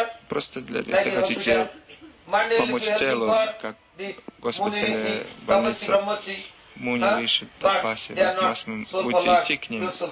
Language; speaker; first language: Russian; non-native, learner; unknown